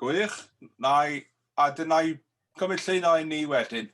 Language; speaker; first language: Welsh; native; Welsh